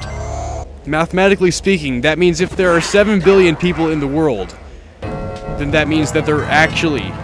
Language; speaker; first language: English; native; English